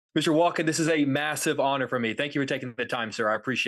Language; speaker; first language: English; native; English